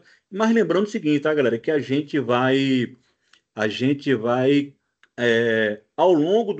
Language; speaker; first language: Portuguese; native; Portuguese